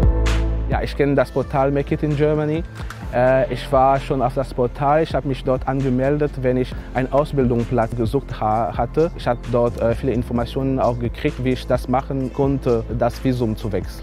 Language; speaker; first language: German; non-native, fluent; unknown